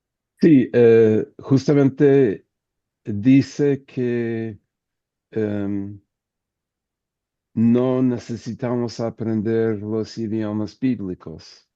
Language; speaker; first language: Spanish; non-native, fluent; English